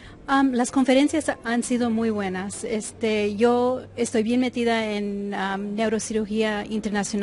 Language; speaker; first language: Spanish; early bilingual, heritage; English